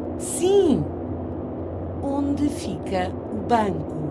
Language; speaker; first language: Portuguese; non-native, learner; English